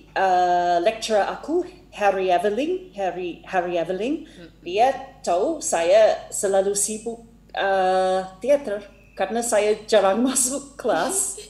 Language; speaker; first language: Indonesian; non-native, fluent; English